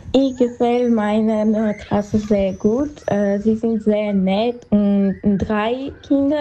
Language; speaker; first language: German; non-native, learner; Armenian